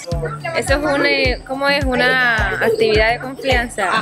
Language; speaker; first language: Spanish; native; Spanish